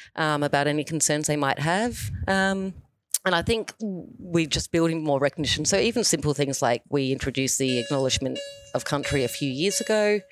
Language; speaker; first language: English; native; English